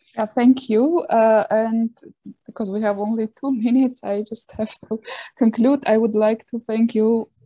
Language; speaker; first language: English; non-native, fluent; Armenian